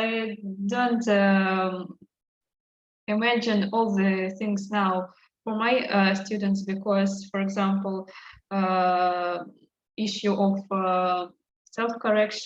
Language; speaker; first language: English; non-native, learner; Russian